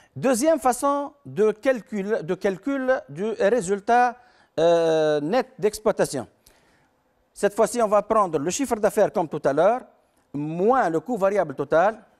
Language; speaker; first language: French; non-native, local second language; Arabic